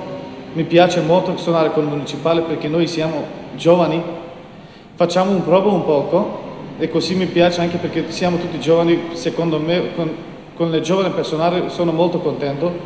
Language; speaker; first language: Italian; non-native, learner; Macedonian